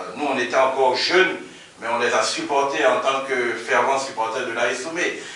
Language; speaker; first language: French; native; French